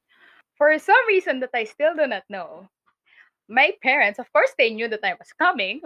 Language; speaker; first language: English; non-native, local second language; Filipino